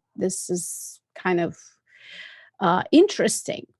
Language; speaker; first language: English; non-native, fluent; Russian